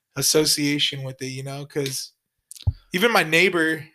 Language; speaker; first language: English; early bilingual, other home language; Spanish